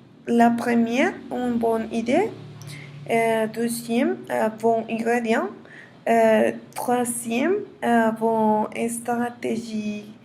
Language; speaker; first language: French; non-native, learner; Spanish